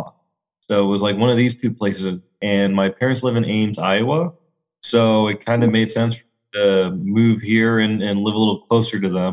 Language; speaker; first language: English; native; English